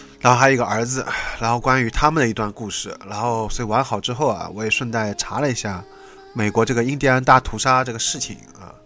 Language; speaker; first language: Chinese; native; Chinese